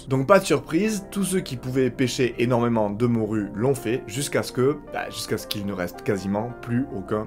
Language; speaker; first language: French; native; French